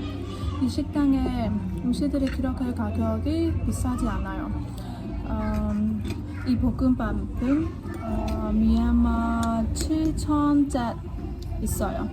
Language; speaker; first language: Korean; non-native, fluent; Burmese